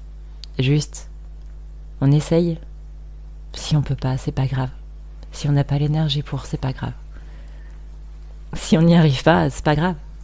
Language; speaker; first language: French; native; French